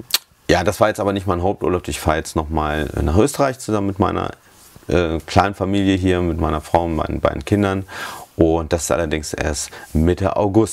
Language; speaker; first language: German; native; German